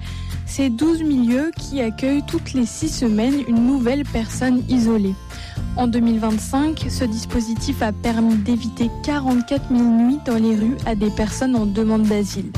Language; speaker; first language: French; native; French